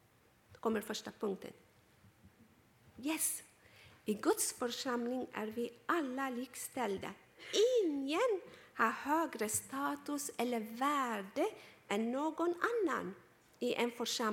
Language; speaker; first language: Swedish; non-native, fluent; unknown